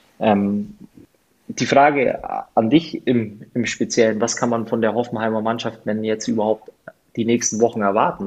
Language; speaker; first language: German; native; German